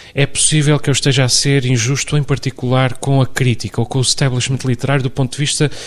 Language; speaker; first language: Portuguese; native; Portuguese